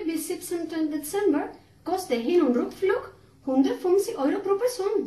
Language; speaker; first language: German; non-native, learner; Spanish